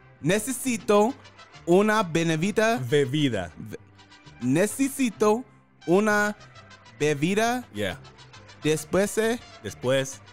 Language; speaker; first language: Spanish; non-native, learner; English